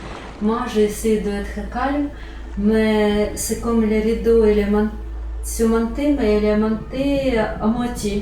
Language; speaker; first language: French; non-native, learner; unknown